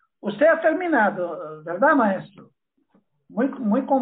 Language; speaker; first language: Spanish; non-native, learner; Portuguese